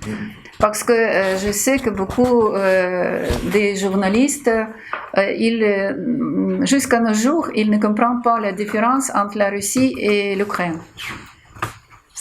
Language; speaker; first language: French; non-native, fluent; Ukrainian